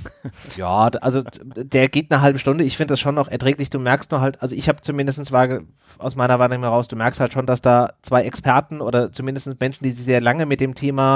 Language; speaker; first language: German; native; German